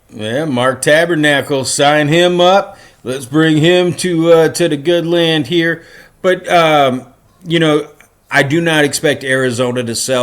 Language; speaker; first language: English; native; English